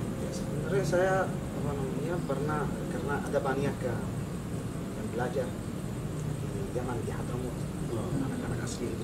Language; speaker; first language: Indonesian; non-native, fluent; Arabic